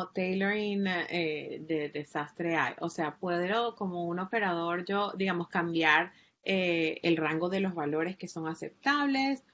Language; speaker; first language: Spanish; native; Spanish